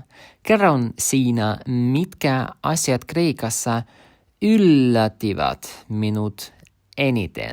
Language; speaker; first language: Finnish; non-native, learner; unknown